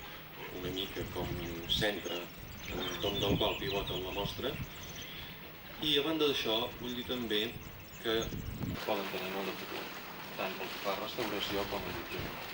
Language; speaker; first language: Catalan; native; Catalan